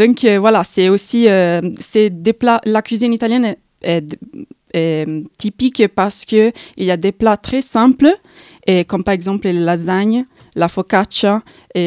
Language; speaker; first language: French; non-native, fluent; Italian